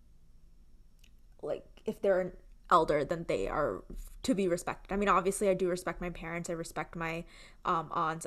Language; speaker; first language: English; early bilingual, other home language; Gujarati